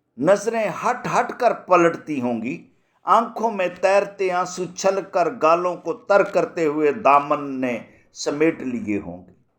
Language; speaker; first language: Urdu; non-native, local second language; Punjabi